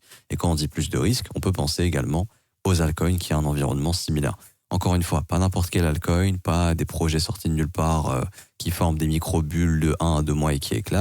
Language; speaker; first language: French; native; French